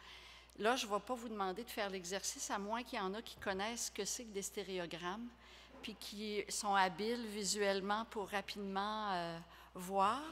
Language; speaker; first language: French; native; French